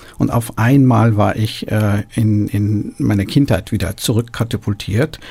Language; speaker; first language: German; early bilingual, other home language; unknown